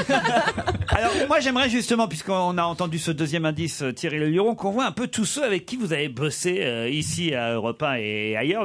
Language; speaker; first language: French; native; French